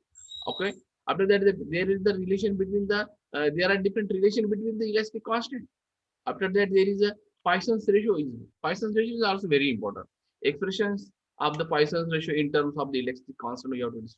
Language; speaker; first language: English; non-native, local second language; Marathi